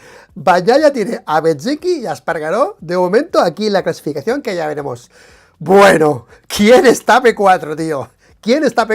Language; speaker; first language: Spanish; native; Spanish